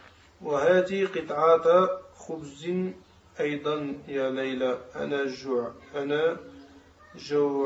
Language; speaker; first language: Arabic; non-native, learner; French